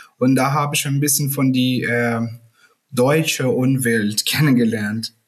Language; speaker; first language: German; non-native, learner; Portuguese